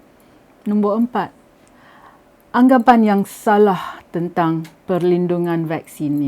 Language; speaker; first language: Malay; native; Malay